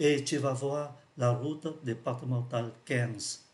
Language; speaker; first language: French; non-native, fluent; Vietnamese